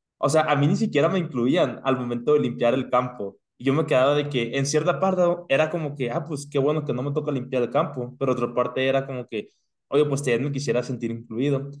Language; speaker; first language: Spanish; native; Spanish